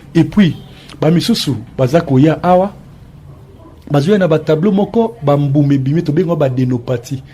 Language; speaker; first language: Lingala; native; Lingala